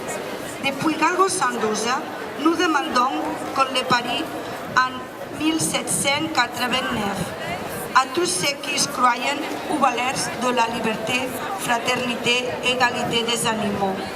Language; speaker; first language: French; non-native, learner; Spanish